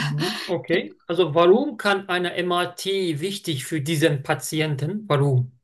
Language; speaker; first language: German; non-native, fluent; Turkish